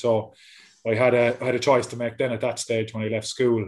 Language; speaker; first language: English; native; English